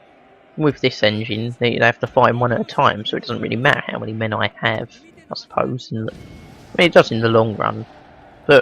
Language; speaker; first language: English; native; English